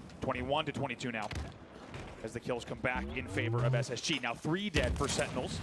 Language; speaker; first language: English; native; English